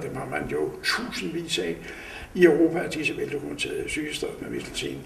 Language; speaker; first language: Danish; native; Danish